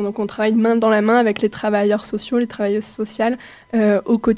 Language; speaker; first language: French; native; French